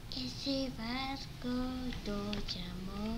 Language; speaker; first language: Spanish; native; Spanish